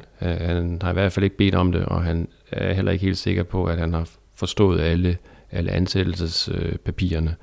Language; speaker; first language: Danish; native; Danish